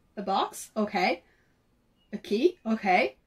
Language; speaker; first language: English; non-native, learner; French